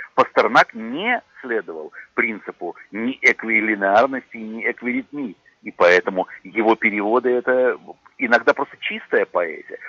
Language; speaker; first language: Russian; native; Russian